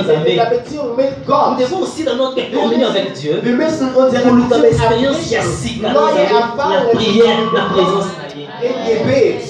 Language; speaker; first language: German; non-native, learner; French